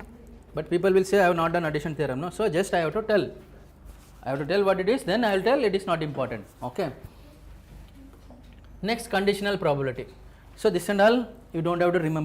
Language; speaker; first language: English; non-native, local second language; Telugu